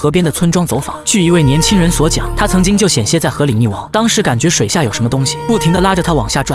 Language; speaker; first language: Chinese; native; Chinese